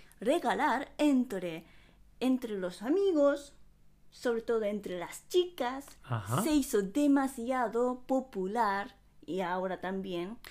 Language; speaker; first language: Spanish; non-native, fluent; Japanese